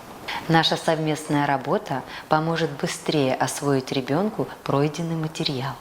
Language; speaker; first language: Russian; native; Russian